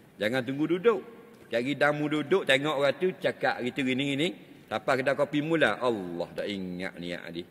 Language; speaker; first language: Malay; native; Malay